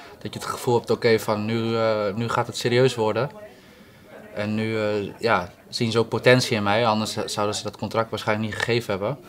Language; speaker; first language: Dutch; native; Dutch